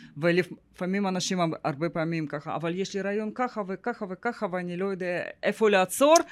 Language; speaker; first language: Hebrew; non-native, fluent; Russian